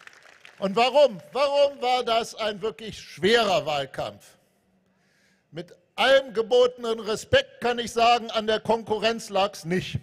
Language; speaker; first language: German; native; German